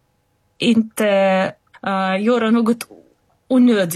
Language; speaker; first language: Swedish; non-native, fluent; Russian